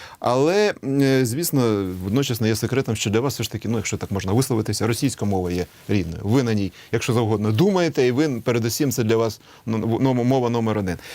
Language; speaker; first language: Ukrainian; native; Ukrainian